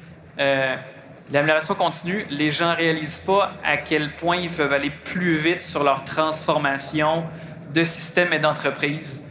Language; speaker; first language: French; native; French